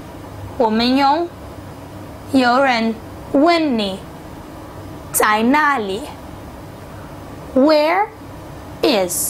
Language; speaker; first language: Chinese; non-native, learner; English